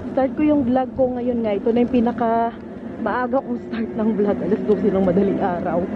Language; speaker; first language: Filipino; non-native, local second language; Pampanga